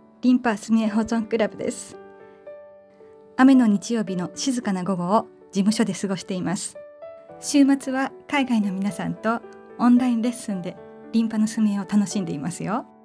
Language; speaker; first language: Japanese; native; Japanese